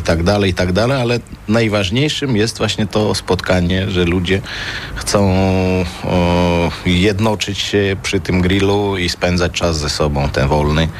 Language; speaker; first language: Polish; non-native, fluent; Armenian